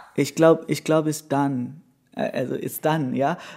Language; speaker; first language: German; non-native, learner; Konkani